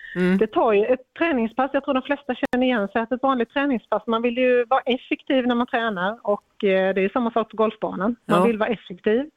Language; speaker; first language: Swedish; native; Swedish